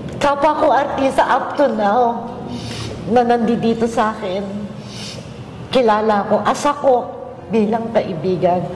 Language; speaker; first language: Filipino; native; Filipino